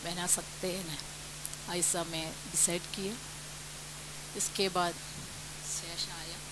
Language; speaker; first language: Hindi; non-native, local second language; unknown